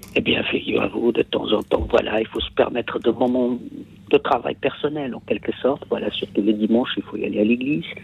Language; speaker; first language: French; non-native, local second language; Kabyle